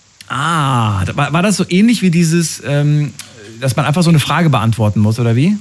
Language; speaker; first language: German; native; German